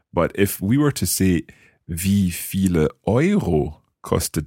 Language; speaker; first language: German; non-native, learner; English